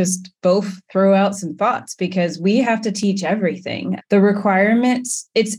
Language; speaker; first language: English; native; English